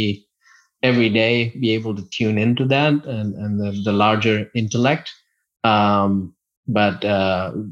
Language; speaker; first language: English; non-native, local second language; Gujarati